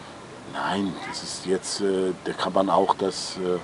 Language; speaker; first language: German; non-native, local second language; Turkish